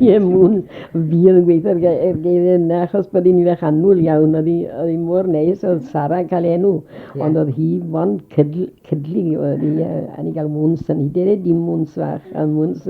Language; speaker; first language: Welsh; native; Welsh